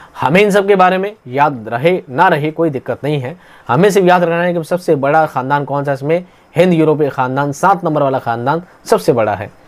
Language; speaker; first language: Hindi; native; Hindi